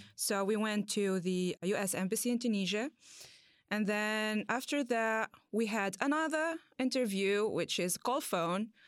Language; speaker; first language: English; non-native, fluent; Arabic